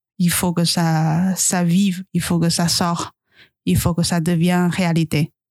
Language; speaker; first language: French; non-native, fluent; Chinese